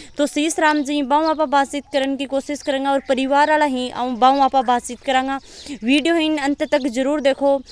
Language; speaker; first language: Hindi; native; Hindi